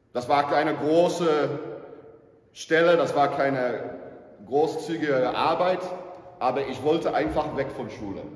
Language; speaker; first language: German; non-native, fluent; English